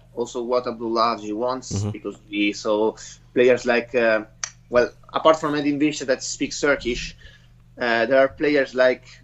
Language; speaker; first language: English; non-native, fluent; Italian